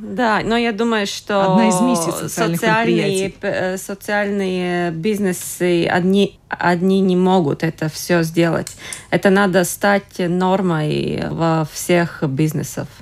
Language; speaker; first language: Russian; non-native, local second language; Latvian